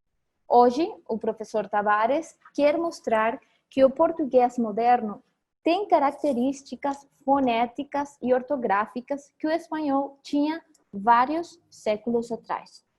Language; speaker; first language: Portuguese; non-native, fluent; Spanish